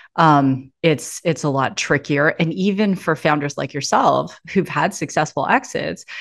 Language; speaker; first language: English; native; English